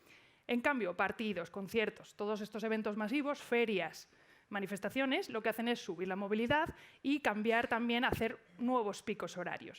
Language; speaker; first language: Spanish; native; Spanish